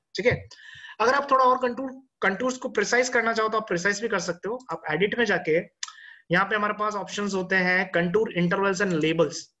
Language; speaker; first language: Hindi; native; Hindi